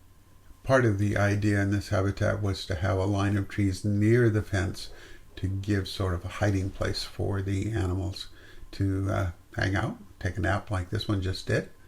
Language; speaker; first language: English; native; English